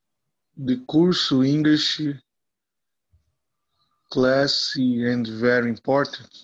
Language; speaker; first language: English; non-native, learner; Portuguese